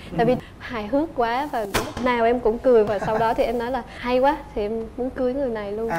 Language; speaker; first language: Vietnamese; native; Vietnamese